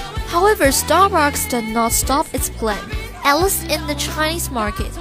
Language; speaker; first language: English; non-native, fluent; Chinese